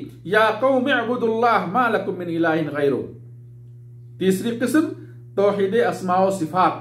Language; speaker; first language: Urdu; native; Urdu